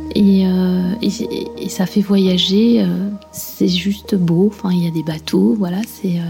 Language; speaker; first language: French; native; French